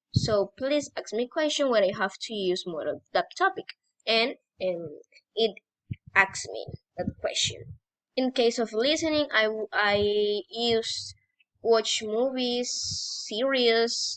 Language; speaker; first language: English; non-native, learner; Spanish